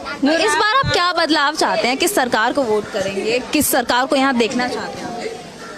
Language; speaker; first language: Hindi; native; Hindi